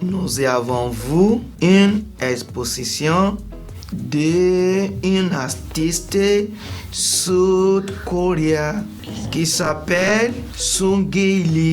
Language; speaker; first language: French; non-native, learner; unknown